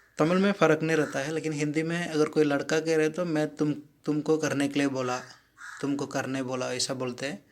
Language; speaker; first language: Hindi; non-native, local second language; Tamil